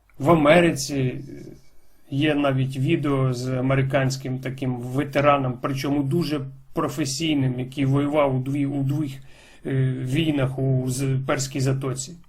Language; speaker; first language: Ukrainian; non-native, local second language; Russian